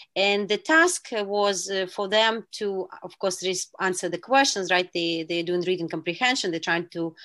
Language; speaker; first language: English; non-native, fluent; Uzbek